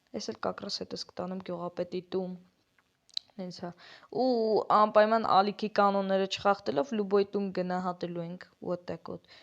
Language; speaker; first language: Armenian; native; Armenian